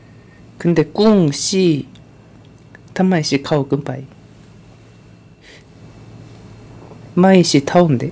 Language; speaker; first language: Thai; non-native, learner; Korean